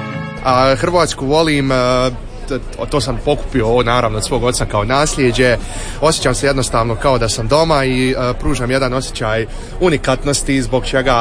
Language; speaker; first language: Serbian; early bilingual, heritage; Serbian